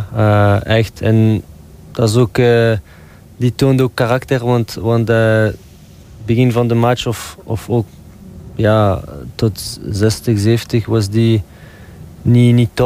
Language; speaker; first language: Dutch; non-native, local second language; French